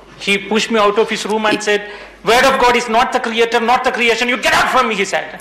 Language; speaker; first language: English; non-native, local second language; Malayalam